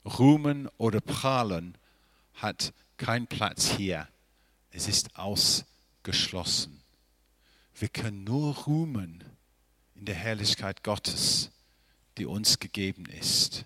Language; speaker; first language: German; non-native, fluent; English